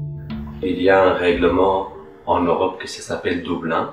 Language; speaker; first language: French; non-native, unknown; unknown